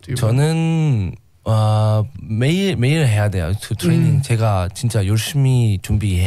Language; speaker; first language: Korean; non-native, learner; English